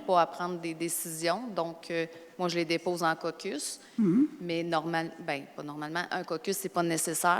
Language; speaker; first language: French; native; French